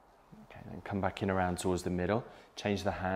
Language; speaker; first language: English; native; English